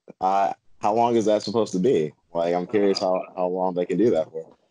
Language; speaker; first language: English; native; English